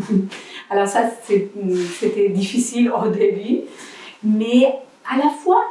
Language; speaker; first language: French; non-native, learner; Spanish